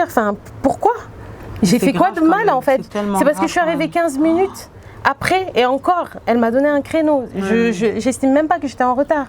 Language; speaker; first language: French; native; French